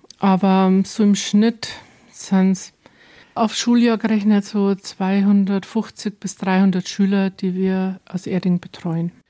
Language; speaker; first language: German; native; German